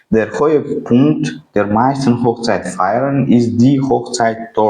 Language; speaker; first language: German; non-native, fluent; Uzbek